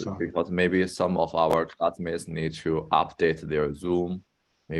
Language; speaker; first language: English; non-native, fluent; Chinese